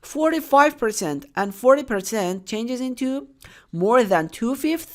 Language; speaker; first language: English; non-native, fluent; Persian